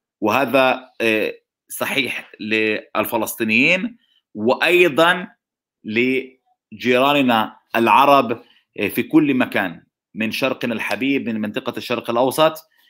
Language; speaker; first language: Arabic; non-native, local second language; Hebrew